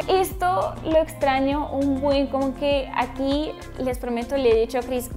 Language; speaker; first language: Spanish; non-native, fluent; Russian